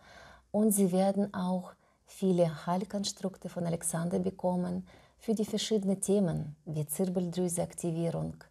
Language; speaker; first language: German; non-native, fluent; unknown